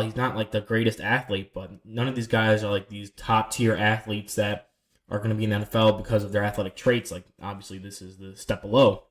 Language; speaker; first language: English; native; English